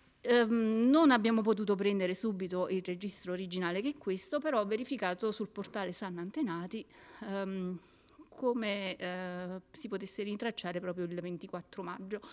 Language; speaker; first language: Italian; native; Italian